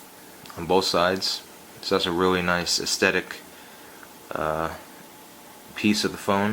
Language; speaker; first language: English; native; English